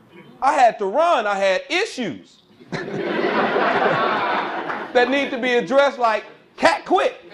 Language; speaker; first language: English; native; English